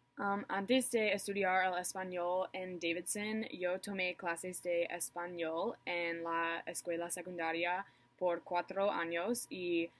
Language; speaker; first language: Spanish; non-native, learner; English